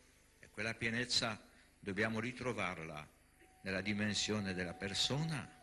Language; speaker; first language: Italian; non-native, fluent; Polish